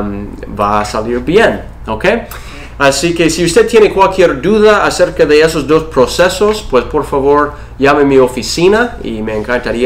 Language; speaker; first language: Spanish; non-native, fluent; English